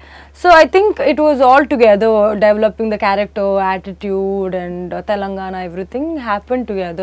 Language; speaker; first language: Telugu; non-native, fluent; Kannada